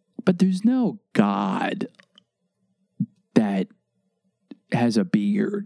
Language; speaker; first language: English; native; English